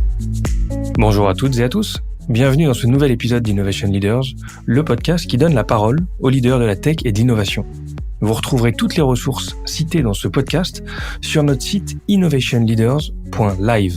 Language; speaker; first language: French; native; French